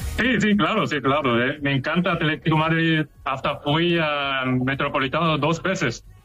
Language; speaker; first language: Spanish; non-native, learner; Korean